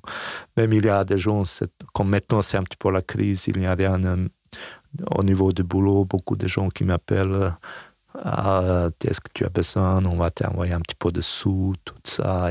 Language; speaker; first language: French; non-native, fluent; Bosnian